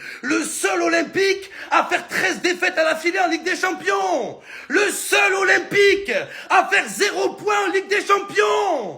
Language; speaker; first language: French; native; French